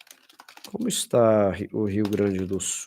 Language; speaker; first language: Portuguese; native; Portuguese